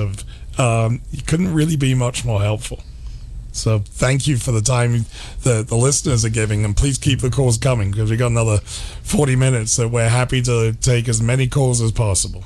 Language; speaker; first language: English; native; English